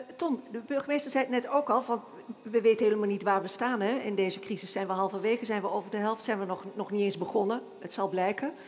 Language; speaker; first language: Dutch; native; Dutch